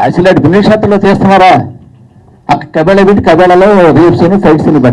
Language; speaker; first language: Telugu; native; Telugu